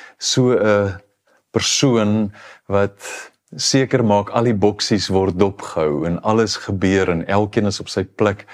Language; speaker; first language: Afrikaans; native; Afrikaans